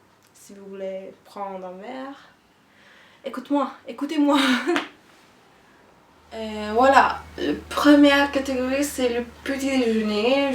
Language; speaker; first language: French; non-native, learner; Turkish